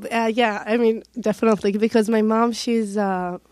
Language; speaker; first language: English; non-native, fluent; Hebrew